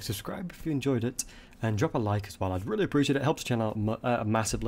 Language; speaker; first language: English; native; English